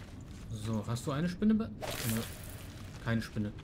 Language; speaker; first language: German; native; German